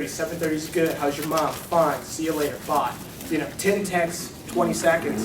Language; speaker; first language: English; native; English